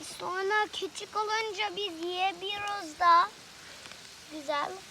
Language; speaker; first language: Turkish; early bilingual, heritage; Turkish